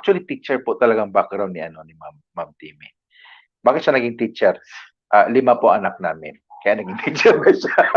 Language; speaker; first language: Filipino; non-native, local second language; Cebuano